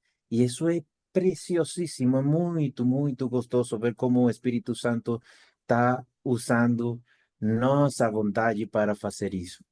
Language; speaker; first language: Portuguese; non-native, fluent; Spanish